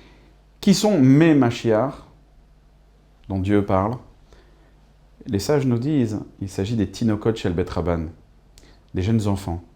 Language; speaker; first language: French; native; French